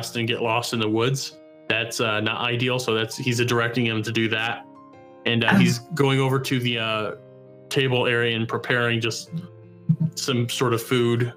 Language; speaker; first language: English; native; English